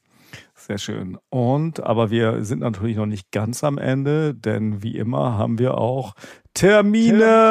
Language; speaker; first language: German; native; German